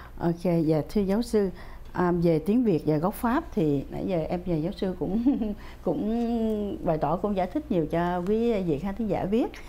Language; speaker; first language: Vietnamese; native; Vietnamese